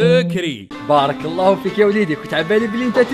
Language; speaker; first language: Arabic; native; Arabic